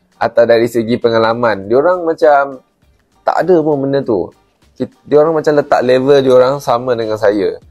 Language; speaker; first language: Malay; non-native, local second language; Chinese